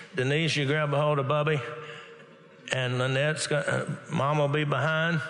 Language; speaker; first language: English; native; English